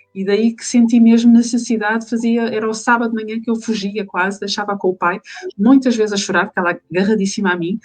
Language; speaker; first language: Portuguese; native; Portuguese